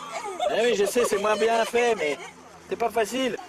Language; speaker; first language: French; native; French